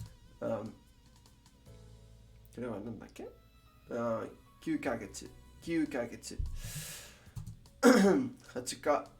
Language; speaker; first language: Japanese; non-native, learner; English